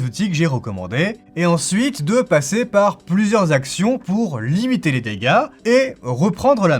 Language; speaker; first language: French; native; French